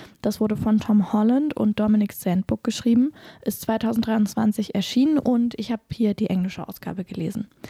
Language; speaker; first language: German; native; German